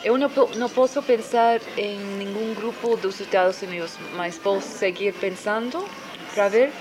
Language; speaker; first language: Portuguese; non-native, fluent; Spanish